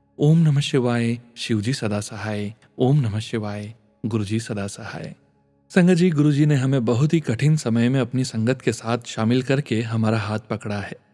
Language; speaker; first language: Hindi; native; Hindi